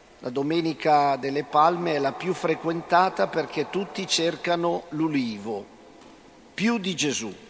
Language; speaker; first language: Italian; native; Italian